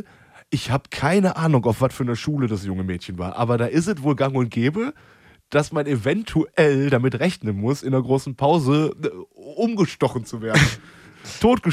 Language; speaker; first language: German; native; German